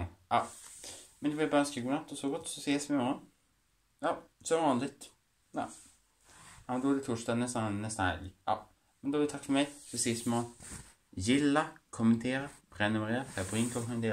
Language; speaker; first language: Swedish; native; Swedish